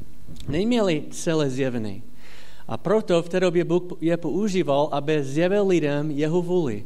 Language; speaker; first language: Czech; non-native, fluent; English